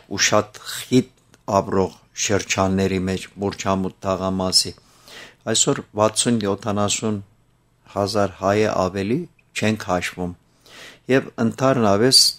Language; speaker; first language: Armenian; early bilingual, heritage; Armenian